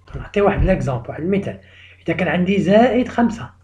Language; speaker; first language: French; non-native, local second language; Arabic